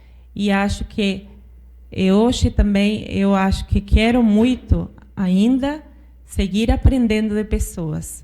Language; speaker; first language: Portuguese; non-native, fluent; Spanish